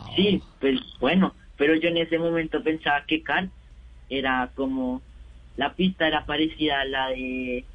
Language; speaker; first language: Spanish; native; Spanish